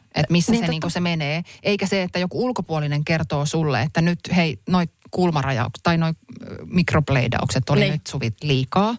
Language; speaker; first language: Finnish; native; Finnish